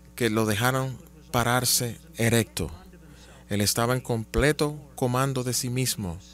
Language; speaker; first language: Spanish; non-native, fluent; Malayalam